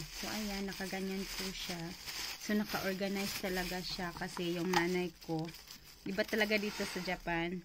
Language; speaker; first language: Filipino; native; Filipino